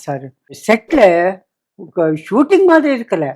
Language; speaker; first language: Tamil; non-native, local second language; Kannada